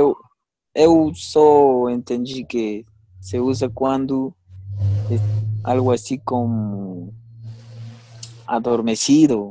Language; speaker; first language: Portuguese; non-native, learner; Spanish